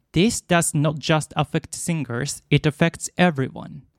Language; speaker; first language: English; non-native, fluent; Japanese